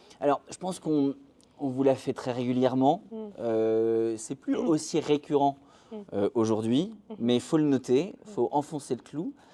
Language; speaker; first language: French; native; French